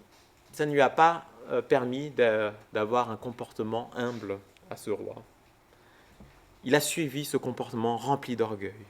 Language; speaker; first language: French; native; French